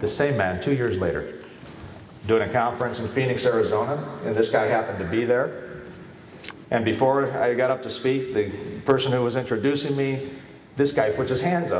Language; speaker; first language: English; early bilingual, other home language; Spanish